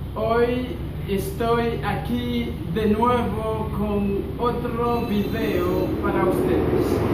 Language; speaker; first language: Spanish; non-native, fluent; Haitian Creole